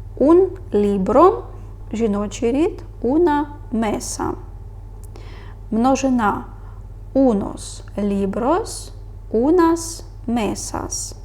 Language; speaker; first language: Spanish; non-native, fluent; Ukrainian